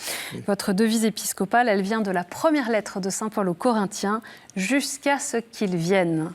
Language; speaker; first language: French; native; French